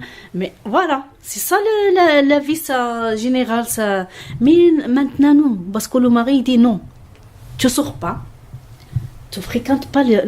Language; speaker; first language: French; non-native, learner; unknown